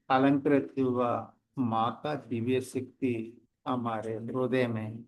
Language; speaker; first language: Hindi; non-native, local second language; Telugu